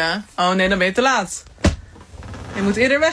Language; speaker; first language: Dutch; native; Dutch